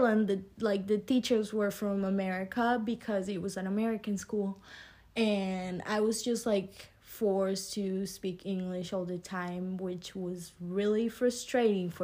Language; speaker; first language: English; early bilingual, other home language; Spanish